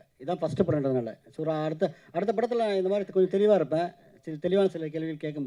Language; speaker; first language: Tamil; native; Tamil